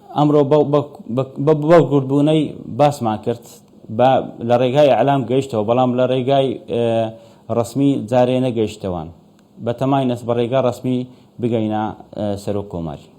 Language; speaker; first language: Central Kurdish; non-native, local second language; Syriac